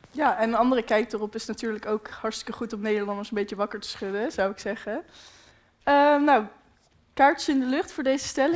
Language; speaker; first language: Dutch; native; Dutch